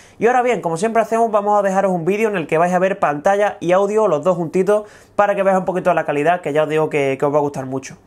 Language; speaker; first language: Spanish; native; Spanish